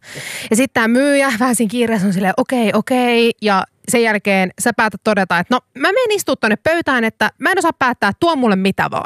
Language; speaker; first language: Finnish; native; Finnish